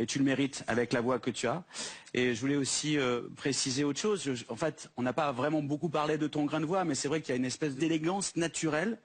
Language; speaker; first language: French; native; French